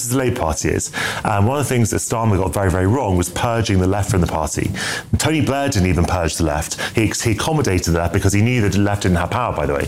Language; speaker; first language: English; native; English